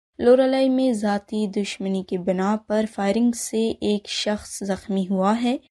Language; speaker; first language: Urdu; non-native, local second language; Baluchi